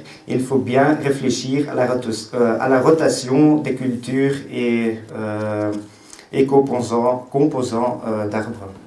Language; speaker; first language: French; non-native, local second language; Dutch